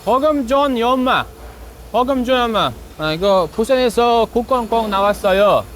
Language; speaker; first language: Korean; non-native, learner; Uzbek